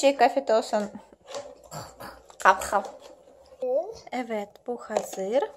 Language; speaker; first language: Turkish; non-native, learner; Russian